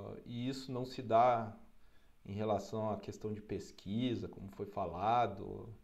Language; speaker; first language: Portuguese; native; Portuguese